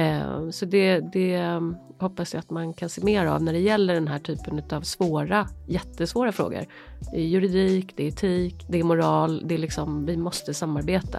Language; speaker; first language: Swedish; native; Swedish